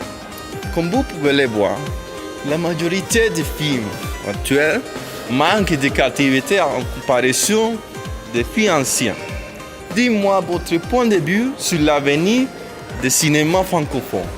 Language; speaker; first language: French; non-native, learner; Spanish